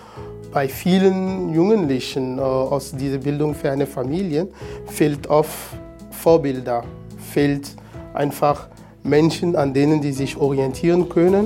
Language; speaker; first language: German; non-native, fluent; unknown